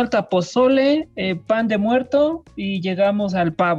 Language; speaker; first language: Spanish; native; Spanish